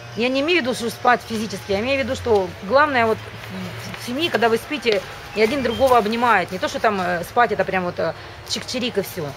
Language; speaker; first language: Russian; native; Russian